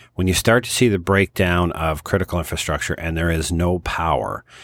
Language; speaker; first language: English; native; English